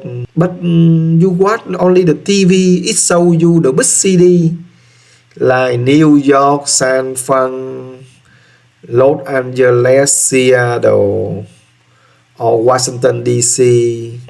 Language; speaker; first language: English; non-native, learner; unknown